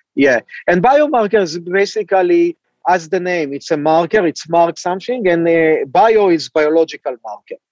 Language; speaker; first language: English; non-native, fluent; Hebrew